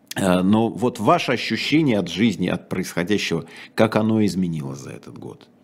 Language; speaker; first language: Russian; native; Russian